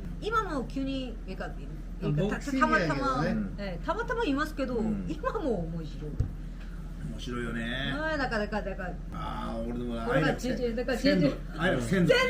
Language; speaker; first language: Japanese; non-native, learner; Korean